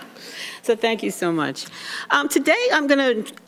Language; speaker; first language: English; native; English